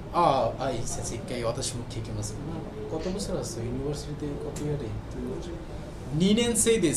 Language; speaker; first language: Japanese; non-native, learner; Bangla